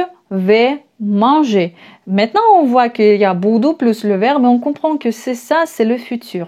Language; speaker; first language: French; non-native, fluent; Russian